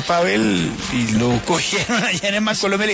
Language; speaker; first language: Spanish; native; Spanish